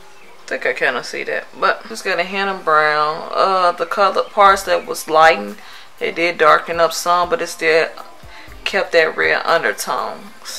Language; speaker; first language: English; native; English